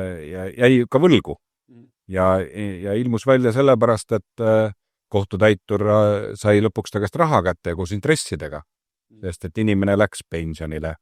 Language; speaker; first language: Estonian; native; Estonian